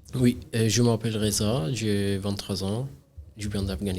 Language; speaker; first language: French; non-native, learner; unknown